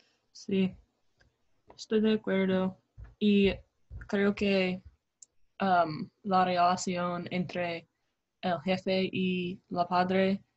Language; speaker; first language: Spanish; non-native, learner; English